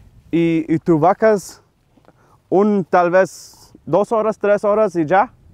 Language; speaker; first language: Spanish; non-native, learner; English